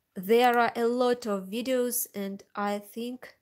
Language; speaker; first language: English; non-native, learner; Russian